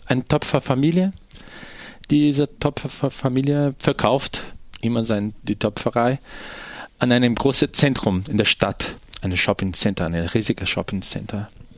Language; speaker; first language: German; non-native, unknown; Portuguese